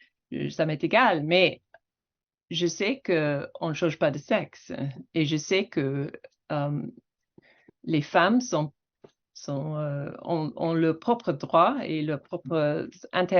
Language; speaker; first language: French; non-native, fluent; English